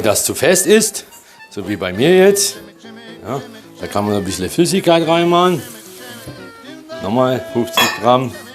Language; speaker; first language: German; early bilingual, other home language; Polish